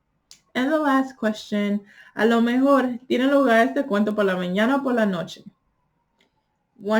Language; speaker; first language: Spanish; early bilingual, heritage; Spanish